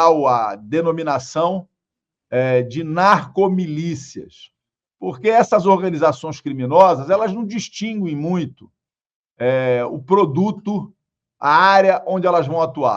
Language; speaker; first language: Portuguese; native; Portuguese